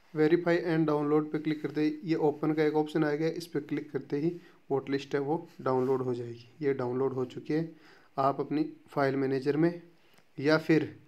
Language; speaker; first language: Hindi; native; Hindi